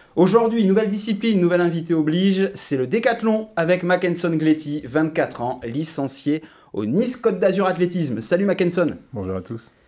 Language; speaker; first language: French; native; French